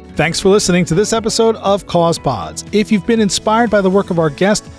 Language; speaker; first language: English; native; English